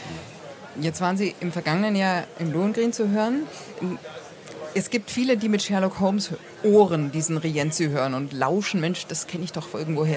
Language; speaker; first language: German; native; German